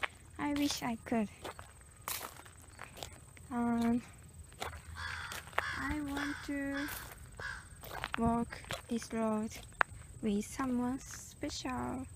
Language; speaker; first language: English; non-native, learner; Japanese